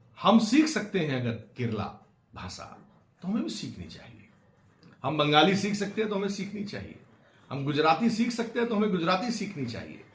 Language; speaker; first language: Hindi; native; Hindi